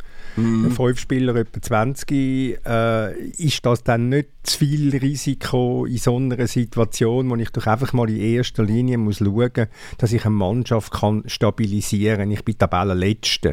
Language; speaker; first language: German; native; German